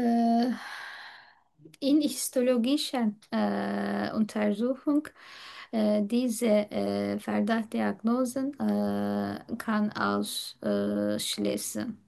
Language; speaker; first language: German; non-native, learner; Turkish